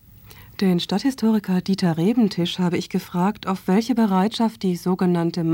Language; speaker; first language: German; native; German